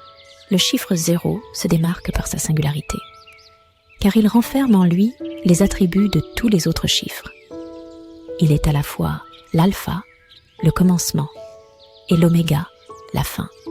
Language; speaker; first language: French; native; French